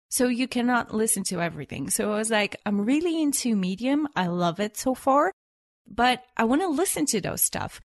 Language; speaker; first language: English; non-native, fluent; Bulgarian